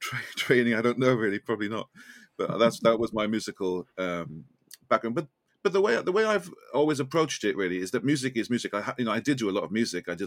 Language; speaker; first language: English; native; English